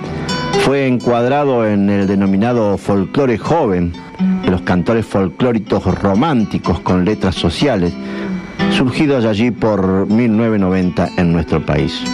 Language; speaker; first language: Spanish; native; Spanish